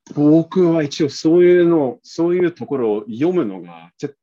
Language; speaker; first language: Japanese; non-native, fluent; Swedish